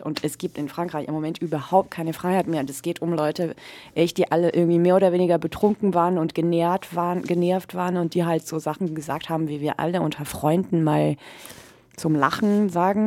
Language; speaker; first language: German; native; German